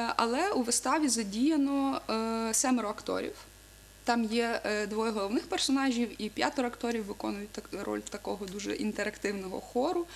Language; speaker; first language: Ukrainian; native; Ukrainian